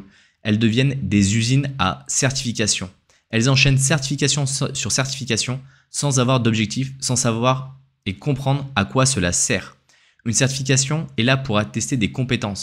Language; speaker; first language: French; native; French